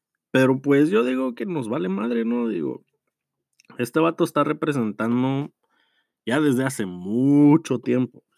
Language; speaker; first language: Spanish; early bilingual, heritage; Spanish